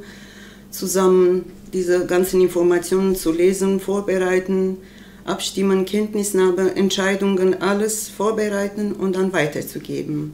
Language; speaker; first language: German; non-native, learner; Armenian